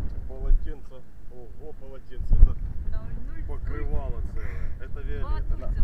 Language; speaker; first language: Russian; native; Russian